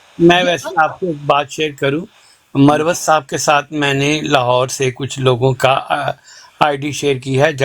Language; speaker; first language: Urdu; non-native, local second language; Punjabi